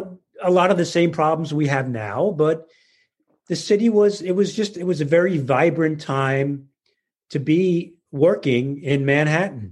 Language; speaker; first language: English; native; English